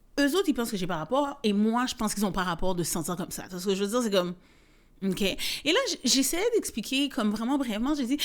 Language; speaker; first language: French; native; French